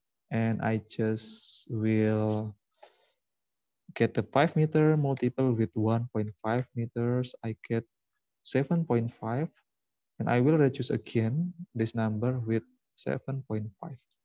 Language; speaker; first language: English; non-native, fluent; Indonesian